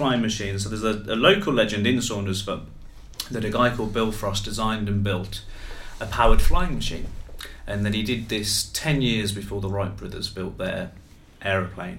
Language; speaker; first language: English; native; English